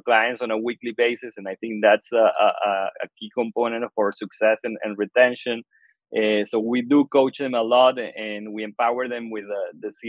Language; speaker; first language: English; non-native, fluent; Spanish